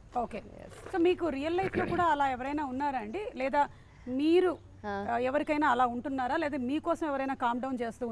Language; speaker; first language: Telugu; native; Telugu